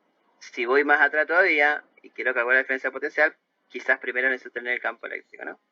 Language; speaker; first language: Spanish; native; Spanish